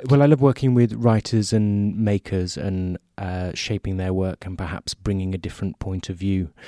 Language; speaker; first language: English; native; English